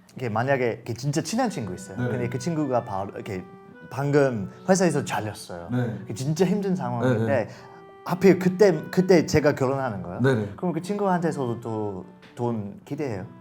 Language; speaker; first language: Korean; non-native, fluent; English